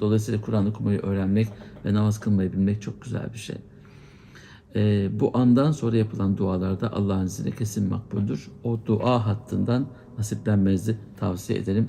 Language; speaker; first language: Turkish; native; Turkish